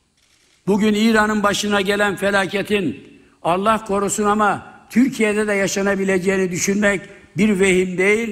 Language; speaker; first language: Turkish; native; Turkish